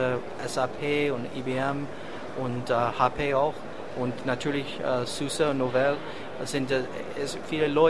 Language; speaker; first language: German; non-native, learner; English